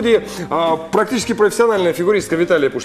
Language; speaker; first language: Russian; native; Russian